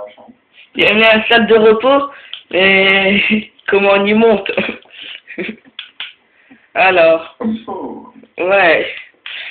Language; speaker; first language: French; native; French